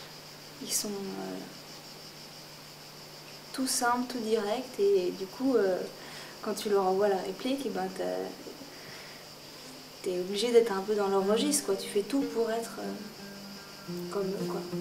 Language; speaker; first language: French; native; French